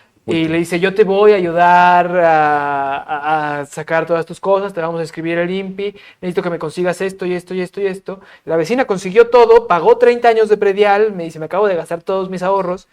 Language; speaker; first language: Spanish; native; Spanish